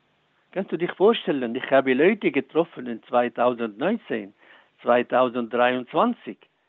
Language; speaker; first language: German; non-native, fluent; Arabic